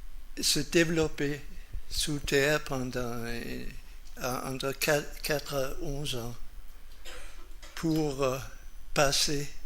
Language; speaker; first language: French; non-native, fluent; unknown